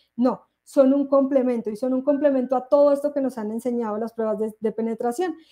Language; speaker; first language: Spanish; native; Spanish